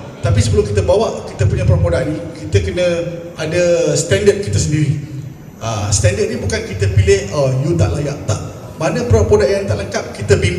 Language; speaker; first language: Malay; native; Malay